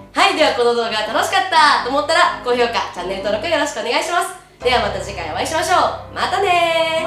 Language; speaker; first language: Japanese; native; Japanese